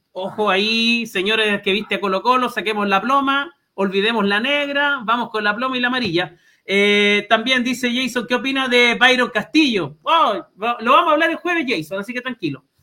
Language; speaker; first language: Spanish; native; Spanish